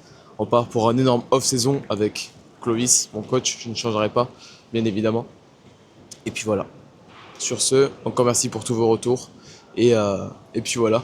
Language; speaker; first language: French; native; French